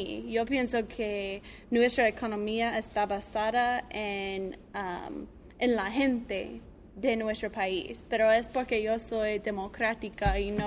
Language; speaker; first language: Spanish; non-native, learner; English